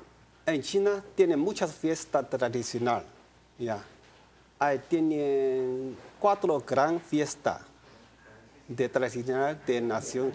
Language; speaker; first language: Spanish; non-native, learner; Chinese